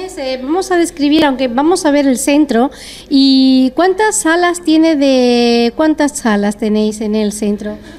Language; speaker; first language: Spanish; native; Spanish